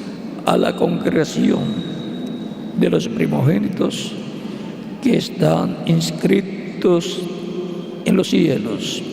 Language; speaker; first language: Spanish; native; Spanish